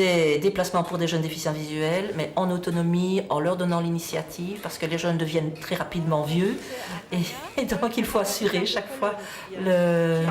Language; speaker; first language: French; native; French